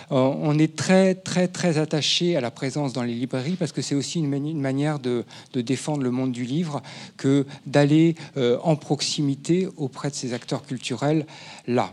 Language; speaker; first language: French; native; French